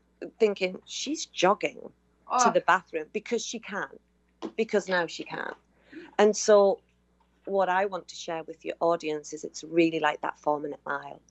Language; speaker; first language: English; native; English